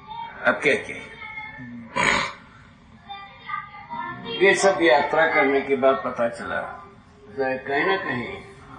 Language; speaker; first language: Hindi; non-native, local second language; Kannada